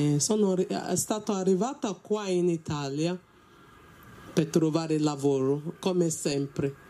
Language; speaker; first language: Italian; non-native, learner; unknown